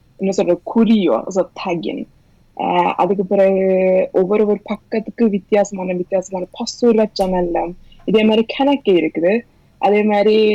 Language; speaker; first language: Tamil; early bilingual, heritage; Tamil